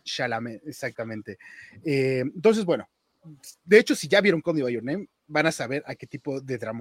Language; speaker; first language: Spanish; native; Spanish